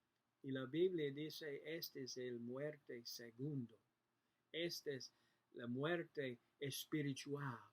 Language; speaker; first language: Spanish; non-native, learner; English